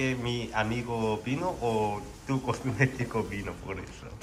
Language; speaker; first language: Spanish; non-native, learner; Korean